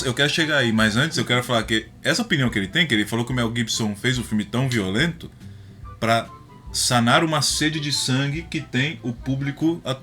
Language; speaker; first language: Portuguese; native; Portuguese